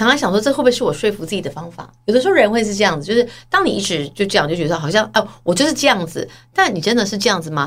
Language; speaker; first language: Chinese; native; Chinese